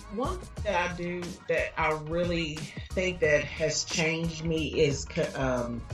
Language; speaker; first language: English; native; English